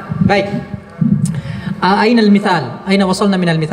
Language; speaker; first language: Arabic; non-native, fluent; Indonesian